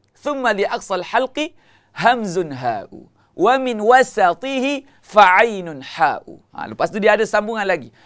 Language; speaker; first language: Malay; native; Malay